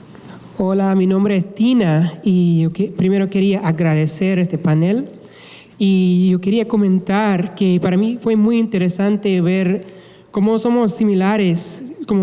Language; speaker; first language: Spanish; non-native, fluent; English